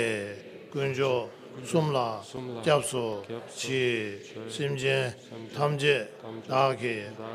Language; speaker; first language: Russian; non-native, learner; Tibetan